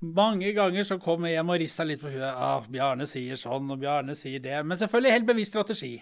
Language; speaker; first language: Norwegian; native; Norwegian